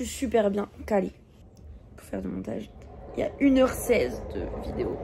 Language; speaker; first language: French; native; French